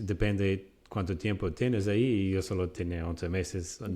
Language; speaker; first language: Spanish; non-native, fluent; English